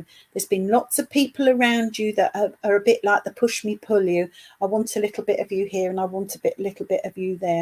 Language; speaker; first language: English; native; English